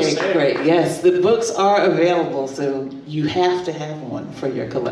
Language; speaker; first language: English; native; English